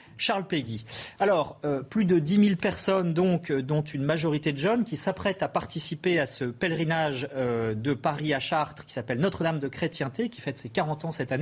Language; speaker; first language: French; native; French